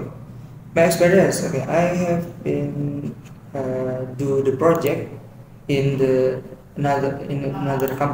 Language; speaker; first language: English; non-native, learner; Indonesian